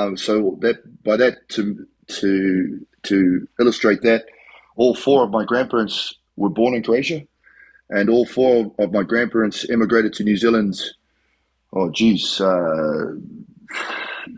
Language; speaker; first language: English; native; English